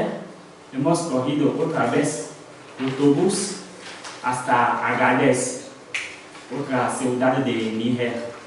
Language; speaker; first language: Spanish; non-native, learner; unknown